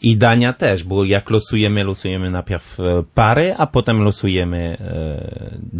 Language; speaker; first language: Polish; non-native, learner; French